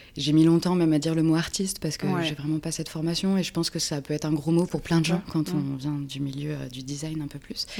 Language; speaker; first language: French; native; French